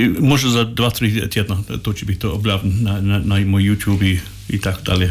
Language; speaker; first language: Croatian; non-native, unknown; English